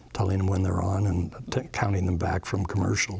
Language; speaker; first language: English; native; English